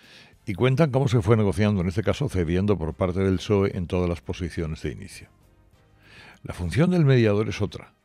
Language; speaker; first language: Spanish; native; Spanish